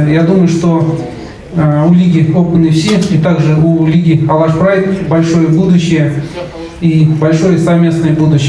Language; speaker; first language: Russian; native; Russian